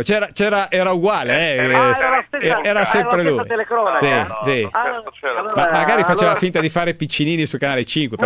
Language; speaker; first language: Italian; native; Italian